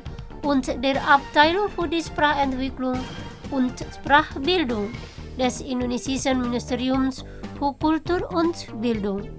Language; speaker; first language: German; non-native, fluent; Indonesian